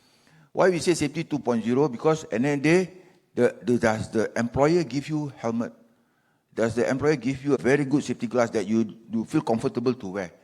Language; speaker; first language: English; non-native, local second language; Malay